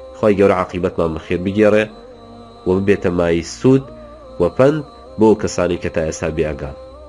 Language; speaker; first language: Central Kurdish; native; Central Kurdish